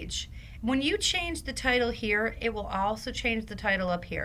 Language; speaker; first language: English; native; English